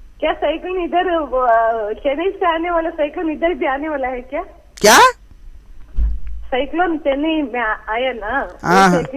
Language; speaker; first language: Hindi; non-native, local second language; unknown